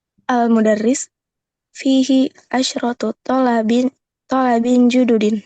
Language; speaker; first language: Arabic; non-native, learner; Indonesian